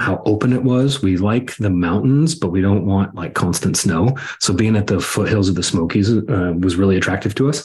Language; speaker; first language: English; native; English